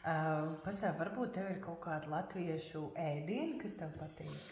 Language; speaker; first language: Latvian; native; Latvian